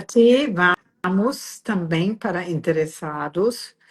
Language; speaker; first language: Portuguese; non-native, fluent; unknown